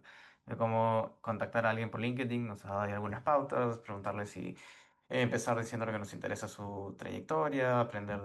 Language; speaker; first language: Spanish; native; Spanish